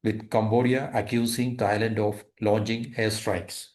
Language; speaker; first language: English; non-native, local second language; Malayalam